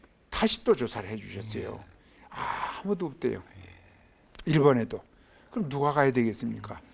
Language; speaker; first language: Korean; native; Korean